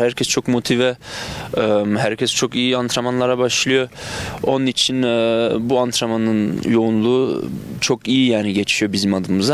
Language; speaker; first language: Turkish; early bilingual, other home language; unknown